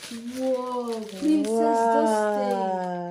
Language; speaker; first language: Nepali; early bilingual, heritage; Nepali